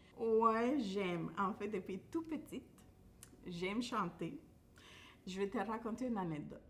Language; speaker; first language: French; non-native, fluent; Spanish